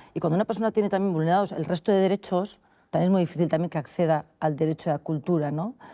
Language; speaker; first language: Spanish; native; Spanish